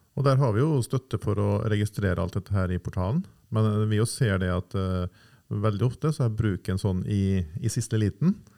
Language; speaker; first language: Norwegian; native; Norwegian